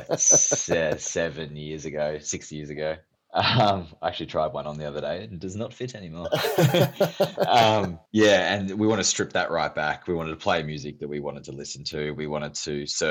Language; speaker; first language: English; native; English